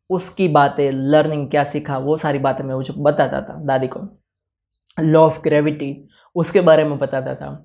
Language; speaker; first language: Hindi; non-native, local second language; Gujarati